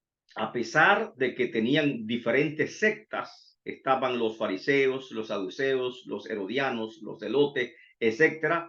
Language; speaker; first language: Spanish; native; Spanish